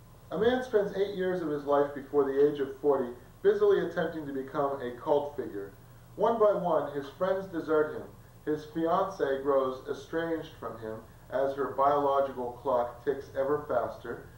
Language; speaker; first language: English; native; English